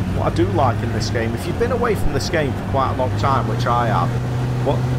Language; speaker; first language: English; native; English